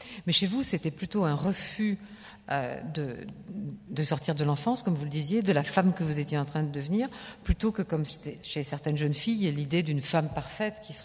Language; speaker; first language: French; native; French